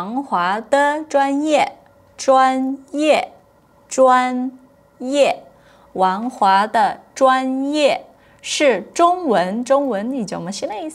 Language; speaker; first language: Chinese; non-native, fluent; Portuguese